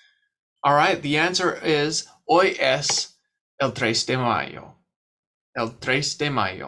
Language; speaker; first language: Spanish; non-native, fluent; English